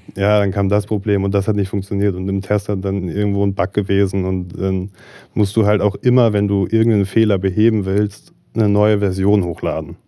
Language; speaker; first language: German; native; German